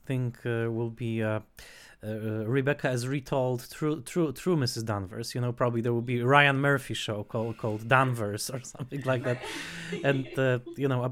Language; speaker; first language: English; non-native, fluent; Polish